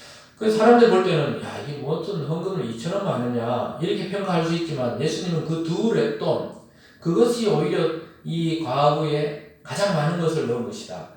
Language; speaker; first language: Korean; native; Korean